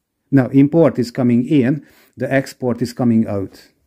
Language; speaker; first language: English; non-native, learner; Hungarian